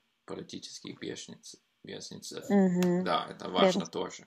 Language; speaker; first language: Russian; non-native, fluent; Norwegian